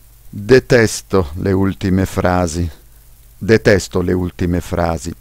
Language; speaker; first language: Italian; non-native, fluent; French